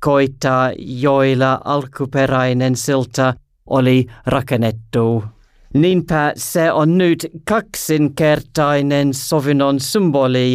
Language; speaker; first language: Finnish; non-native, learner; English